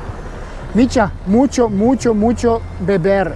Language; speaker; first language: Spanish; non-native, learner; German